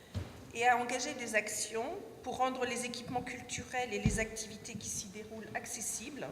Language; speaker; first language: French; native; French